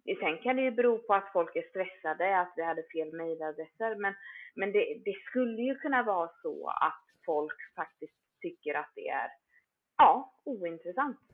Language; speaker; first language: Swedish; native; Swedish